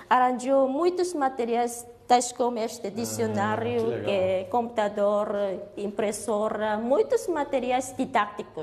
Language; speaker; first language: Portuguese; non-native, fluent; Korean